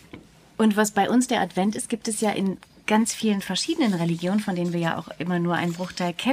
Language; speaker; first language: German; native; German